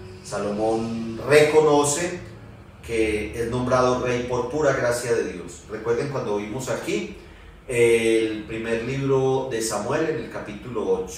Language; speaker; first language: Spanish; native; Spanish